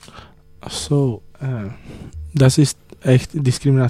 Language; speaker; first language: German; non-native, learner; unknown